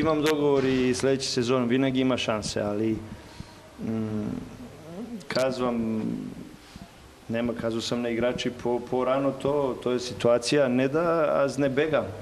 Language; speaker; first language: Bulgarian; non-native, learner; Serbian